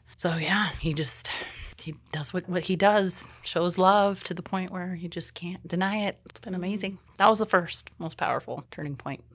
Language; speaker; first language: English; native; English